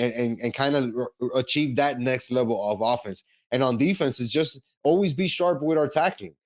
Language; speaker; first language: English; native; English